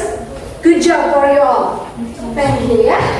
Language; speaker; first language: English; non-native, fluent; Indonesian